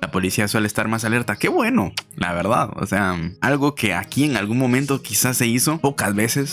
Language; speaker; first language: Spanish; native; Spanish